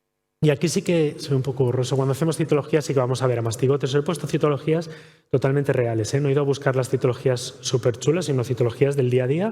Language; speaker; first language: Spanish; native; Spanish